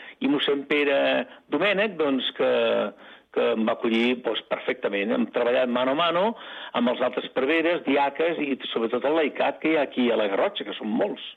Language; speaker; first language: Catalan; native; Catalan